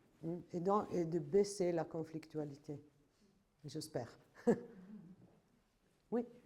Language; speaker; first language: French; non-native, fluent; Italian